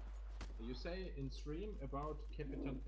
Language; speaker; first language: English; non-native, learner; Russian